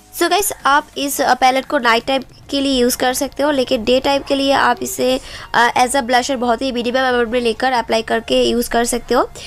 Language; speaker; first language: Hindi; non-native, local second language; Bangla